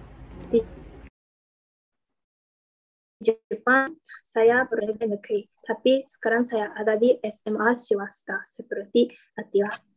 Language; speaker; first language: Indonesian; non-native, learner; Japanese